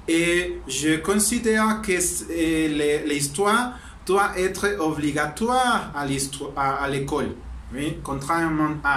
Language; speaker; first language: French; non-native, learner; Spanish